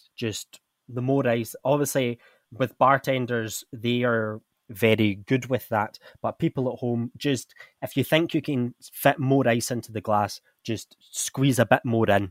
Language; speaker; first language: English; native; English